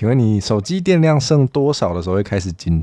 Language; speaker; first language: Chinese; native; Chinese